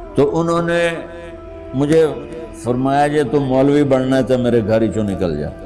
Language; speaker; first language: Urdu; non-native, local second language; Punjabi